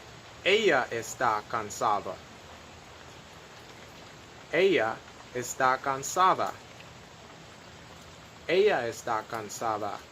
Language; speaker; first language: Spanish; non-native, fluent; English